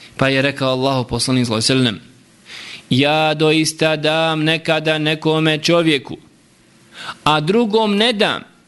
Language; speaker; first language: Bosnian; native; Bosnian